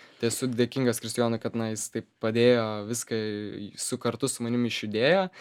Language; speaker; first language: Lithuanian; native; Lithuanian